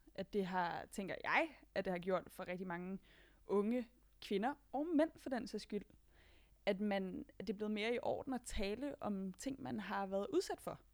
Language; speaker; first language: Danish; native; Danish